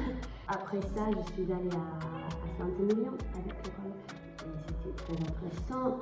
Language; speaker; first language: French; non-native, learner; English